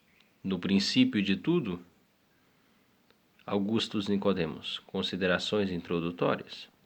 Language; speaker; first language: Portuguese; native; Portuguese